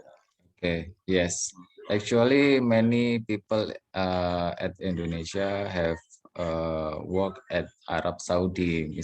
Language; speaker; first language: English; non-native, learner; Indonesian